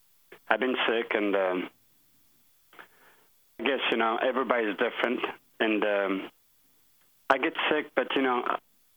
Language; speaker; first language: English; non-native, fluent; French